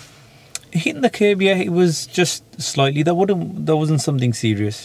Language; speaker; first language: English; native; English